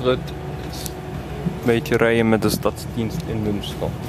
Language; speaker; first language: German; non-native, learner; Dutch